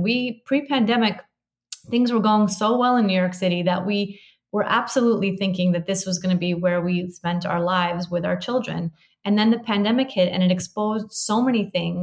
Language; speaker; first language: English; native; English